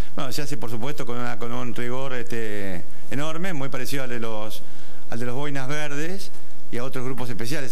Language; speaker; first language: Spanish; native; Spanish